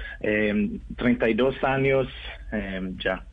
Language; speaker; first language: Spanish; non-native, learner; Norwegian